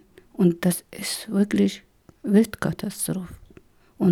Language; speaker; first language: German; non-native, learner; Persian